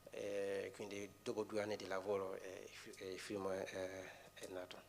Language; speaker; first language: Italian; non-native, fluent; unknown